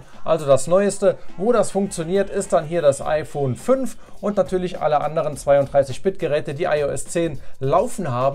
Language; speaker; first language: German; native; German